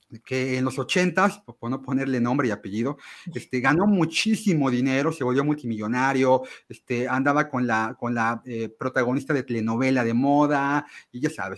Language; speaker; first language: Spanish; native; Spanish